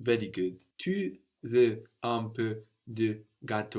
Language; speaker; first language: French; non-native, fluent; English